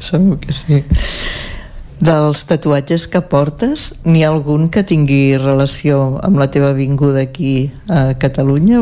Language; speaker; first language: Catalan; native; Catalan